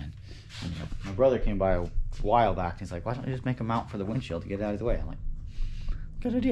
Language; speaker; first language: English; native; English